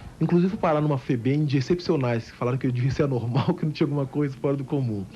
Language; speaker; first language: Portuguese; native; Portuguese